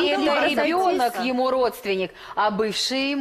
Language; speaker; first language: Russian; native; Russian